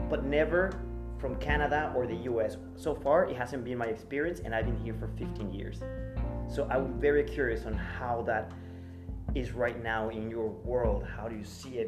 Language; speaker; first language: English; non-native, fluent; Spanish